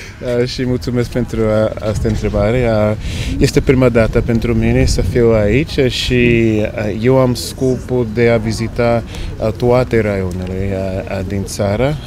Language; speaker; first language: Romanian; non-native, fluent; English